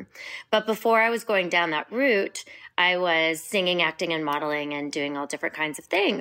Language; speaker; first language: English; native; English